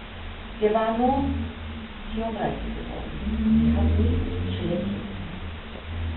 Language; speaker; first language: German; non-native, fluent; Russian